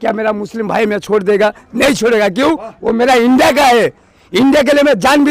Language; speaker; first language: Hindi; non-native, local second language; Bangla